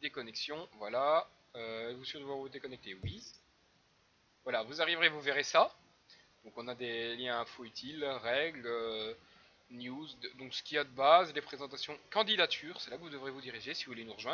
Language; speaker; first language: French; native; French